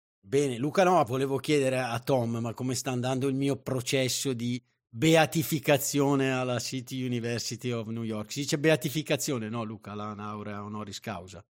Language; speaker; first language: Italian; native; Italian